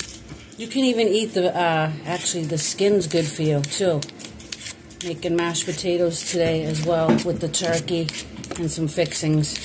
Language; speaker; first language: English; native; English